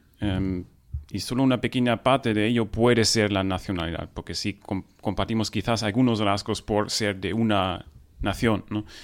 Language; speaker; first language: Spanish; non-native, fluent; German